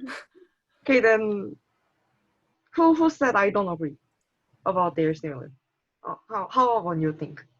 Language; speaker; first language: English; non-native, learner; Korean